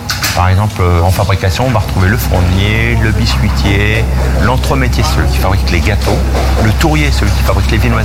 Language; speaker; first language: French; native; French